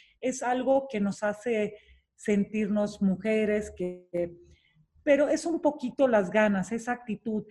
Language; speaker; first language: Spanish; non-native, fluent; Romanian